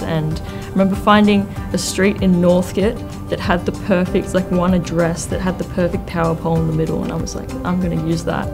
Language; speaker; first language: English; native; English